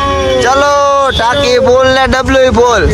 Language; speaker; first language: Hindi; non-native, local second language; Gujarati